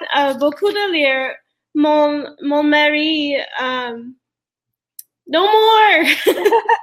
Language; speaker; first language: French; non-native, learner; English